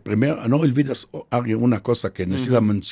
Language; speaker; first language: Spanish; non-native, fluent; Hebrew